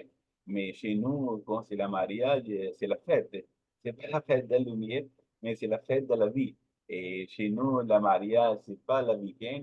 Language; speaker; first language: French; non-native, learner; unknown